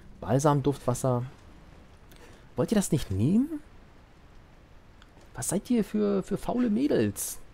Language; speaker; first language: German; native; German